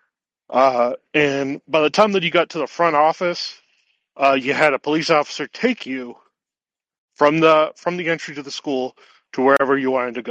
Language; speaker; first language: English; native; English